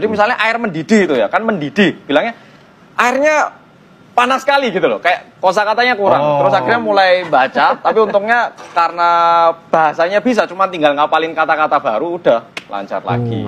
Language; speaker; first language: Indonesian; early bilingual, other home language; Korean